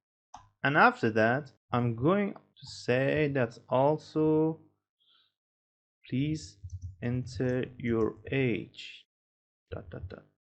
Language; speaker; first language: English; non-native, fluent; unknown